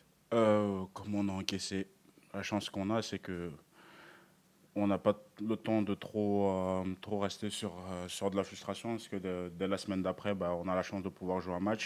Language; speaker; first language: French; native; French